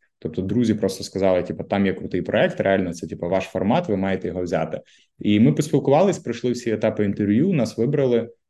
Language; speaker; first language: Ukrainian; native; Ukrainian